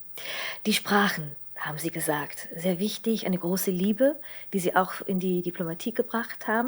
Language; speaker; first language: German; non-native, fluent; Slovenian